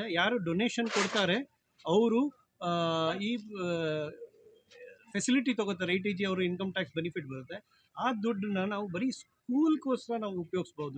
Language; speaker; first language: Kannada; non-native, local second language; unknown